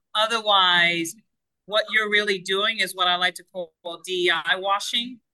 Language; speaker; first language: English; non-native, fluent; Spanish